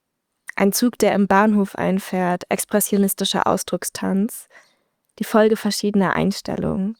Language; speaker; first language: German; native; German